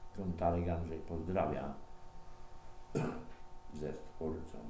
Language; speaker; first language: Polish; native; Polish